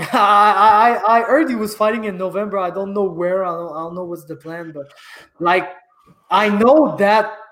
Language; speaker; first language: English; native; English